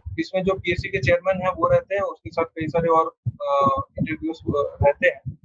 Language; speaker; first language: Hindi; non-native, local second language; Bangla